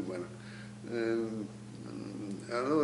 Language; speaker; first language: Spanish; non-native, learner; Italian